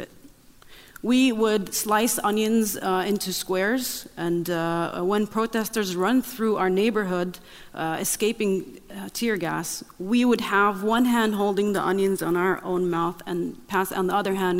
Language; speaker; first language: English; non-native, fluent; Arabic